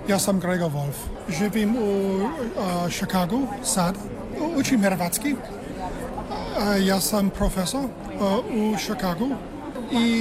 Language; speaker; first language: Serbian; non-native, learner; English